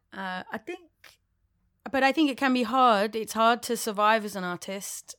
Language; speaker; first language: English; native; English